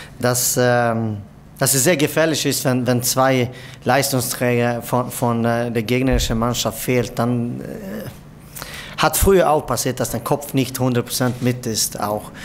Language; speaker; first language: German; non-native, fluent; Croatian